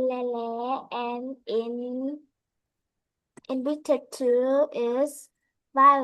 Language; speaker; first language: English; non-native, learner; Vietnamese